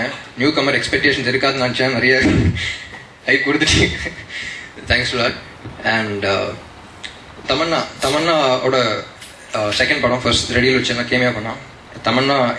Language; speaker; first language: Tamil; non-native, local second language; Telugu